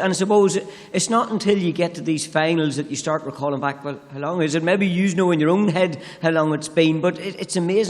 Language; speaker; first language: English; native; English